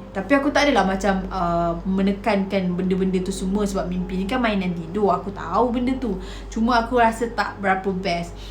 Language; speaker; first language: Malay; native; Malay